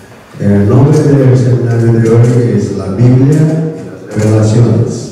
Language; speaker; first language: Spanish; non-native, learner; Korean